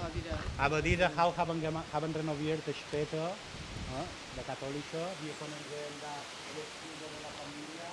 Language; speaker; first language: German; non-native, learner; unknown